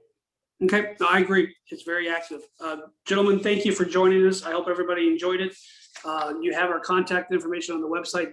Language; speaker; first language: English; native; English